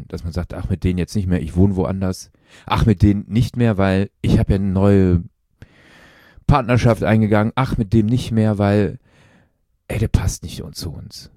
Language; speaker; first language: German; native; German